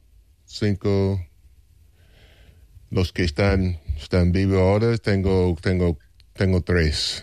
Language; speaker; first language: Spanish; non-native, fluent; English